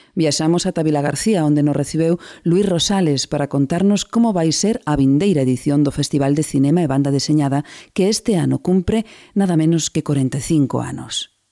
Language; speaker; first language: Galician; non-native, local second language; Spanish